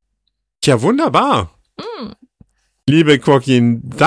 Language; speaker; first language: German; native; German